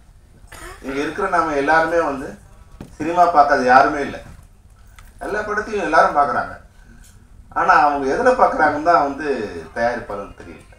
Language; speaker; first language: Tamil; native; Tamil